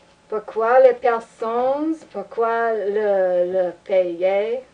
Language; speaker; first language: French; non-native, learner; English